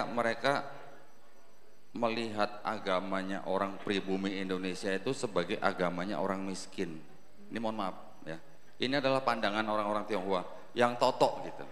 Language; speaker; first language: Indonesian; native; Indonesian